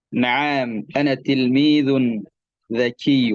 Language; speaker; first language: Arabic; non-native, learner; Bangla